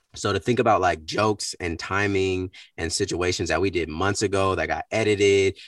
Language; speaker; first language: English; native; English